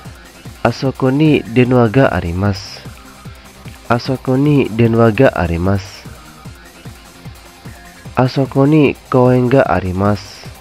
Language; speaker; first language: Japanese; non-native, fluent; Indonesian